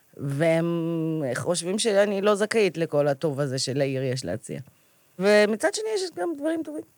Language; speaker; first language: Hebrew; early bilingual, other home language; Russian